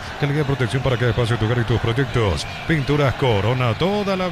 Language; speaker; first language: Spanish; native; Spanish